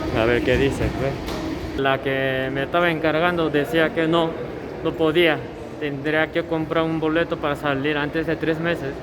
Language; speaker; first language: Spanish; non-native, fluent; Korean